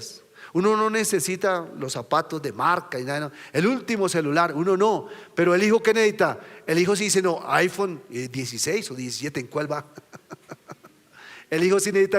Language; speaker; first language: Spanish; native; Spanish